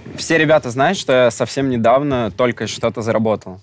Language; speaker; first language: Russian; native; Russian